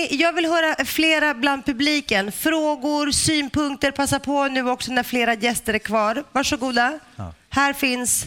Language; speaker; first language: Swedish; native; Swedish